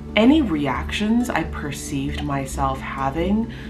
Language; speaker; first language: English; native; English